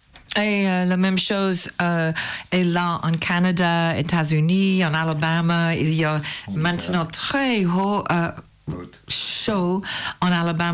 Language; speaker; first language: French; non-native, learner; English